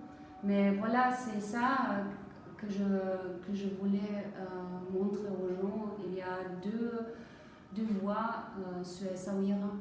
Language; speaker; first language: French; non-native, fluent; German